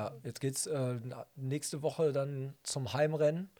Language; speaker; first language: German; native; German